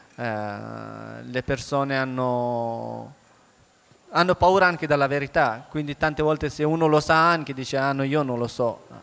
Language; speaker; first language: Italian; early bilingual, other home language; Persian